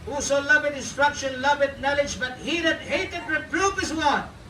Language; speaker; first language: English; non-native, local second language; Filipino